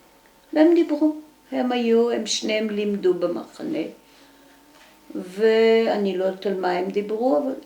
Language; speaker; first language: Hebrew; early bilingual, other home language; Dutch